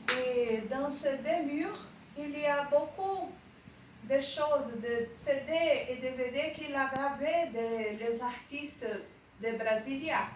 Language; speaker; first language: French; non-native, learner; Portuguese